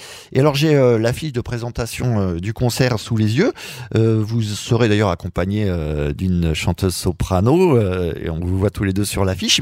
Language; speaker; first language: French; native; French